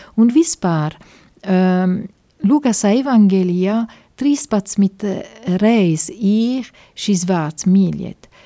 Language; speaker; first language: Latvian; non-native, fluent; Italian